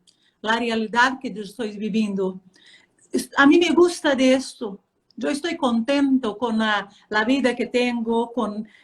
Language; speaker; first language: Spanish; non-native, fluent; Portuguese